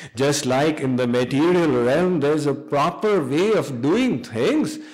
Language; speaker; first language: English; non-native, local second language; Hindi